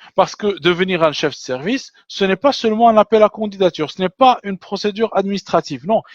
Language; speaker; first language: French; non-native, local second language; Arabic